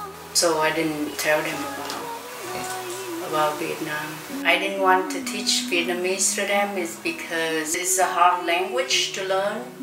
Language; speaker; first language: English; early bilingual, other home language; Vietnamese